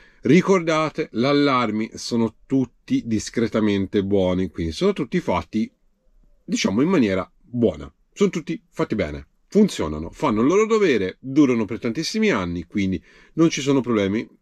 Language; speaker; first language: Italian; native; Italian